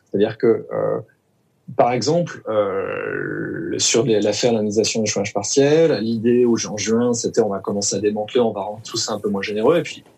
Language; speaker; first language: French; native; French